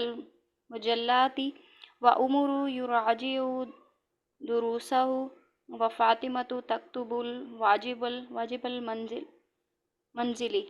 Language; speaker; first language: Arabic; non-native, learner; Urdu